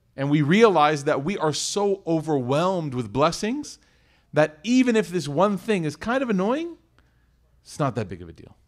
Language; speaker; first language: English; native; English